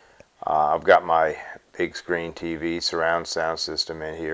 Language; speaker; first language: English; native; English